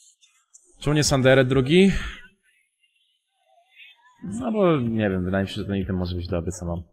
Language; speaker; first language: Polish; native; Polish